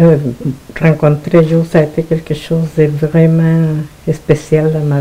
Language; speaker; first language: French; non-native, fluent; Spanish